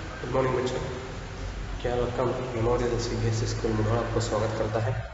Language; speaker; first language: Hindi; non-native, local second language; Kannada